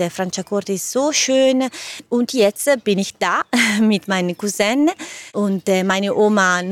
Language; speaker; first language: German; non-native, learner; Italian